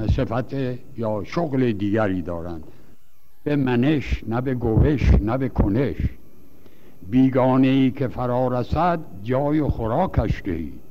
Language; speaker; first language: Persian; native; Persian